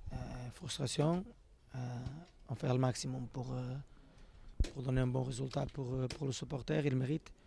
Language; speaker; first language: French; non-native, fluent; Portuguese